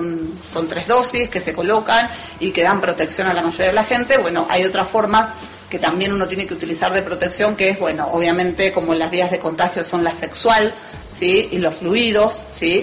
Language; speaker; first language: Spanish; native; Spanish